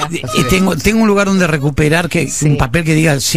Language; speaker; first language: Spanish; native; Spanish